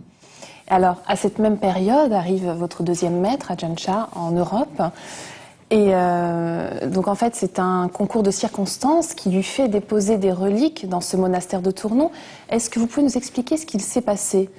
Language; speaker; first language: French; native; French